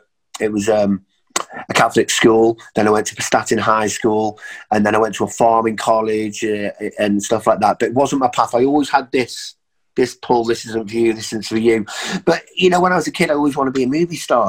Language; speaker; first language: English; native; English